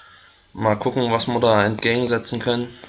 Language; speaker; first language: German; native; German